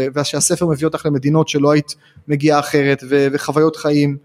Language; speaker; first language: Hebrew; native; Hebrew